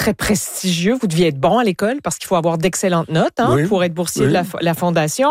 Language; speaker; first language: French; native; French